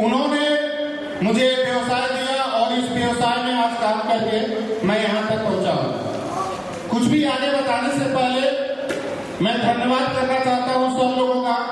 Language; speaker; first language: Hindi; native; Hindi